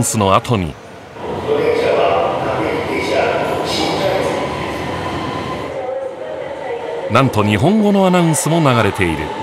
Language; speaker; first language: Japanese; native; Japanese